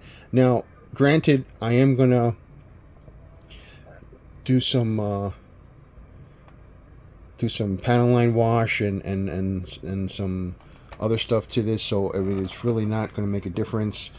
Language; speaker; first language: English; native; English